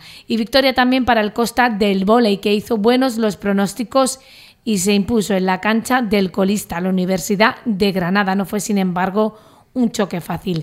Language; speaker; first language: Spanish; native; Spanish